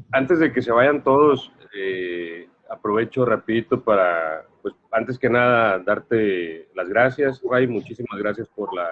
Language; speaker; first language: Spanish; native; Spanish